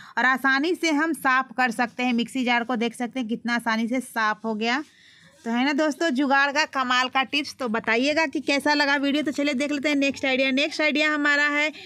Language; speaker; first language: Hindi; native; Hindi